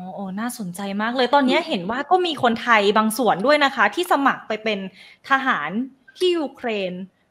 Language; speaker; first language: Thai; native; Thai